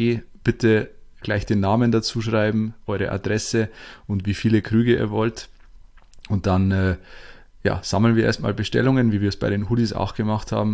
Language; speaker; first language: German; native; German